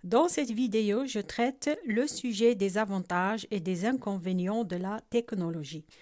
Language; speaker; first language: French; non-native, local second language; Arabic